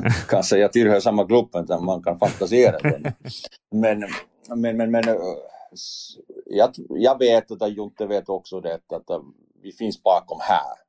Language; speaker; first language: Swedish; non-native, learner; Finnish